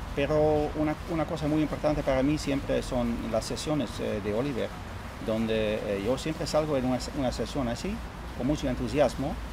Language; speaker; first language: Spanish; non-native, fluent; Dutch